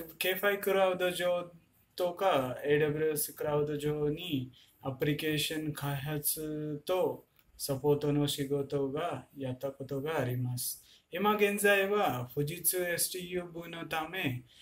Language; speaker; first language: Japanese; non-native, learner; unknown